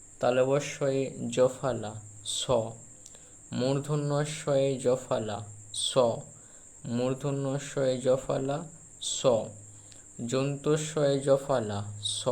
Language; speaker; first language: Bangla; native; Bangla